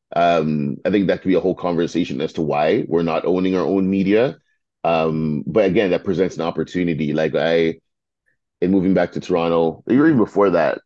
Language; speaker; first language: English; native; English